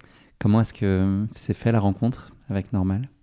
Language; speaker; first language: French; native; French